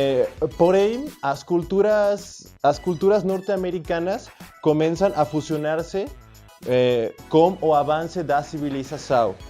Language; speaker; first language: Portuguese; non-native, learner; Spanish